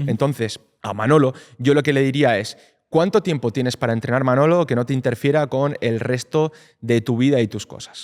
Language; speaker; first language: Spanish; native; Spanish